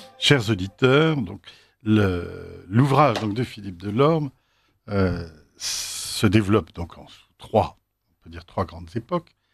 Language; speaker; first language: French; native; French